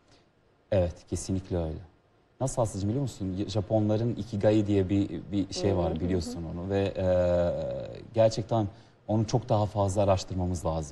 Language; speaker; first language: Turkish; non-native, fluent; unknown